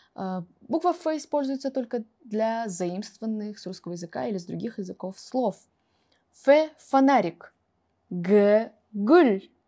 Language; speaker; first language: Russian; non-native, local second language; Kara-Kalpak